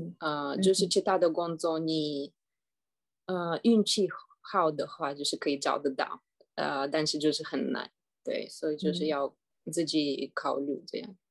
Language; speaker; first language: Chinese; non-native, fluent; Russian